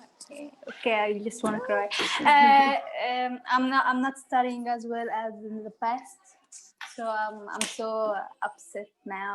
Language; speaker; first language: English; non-native, learner; Arabic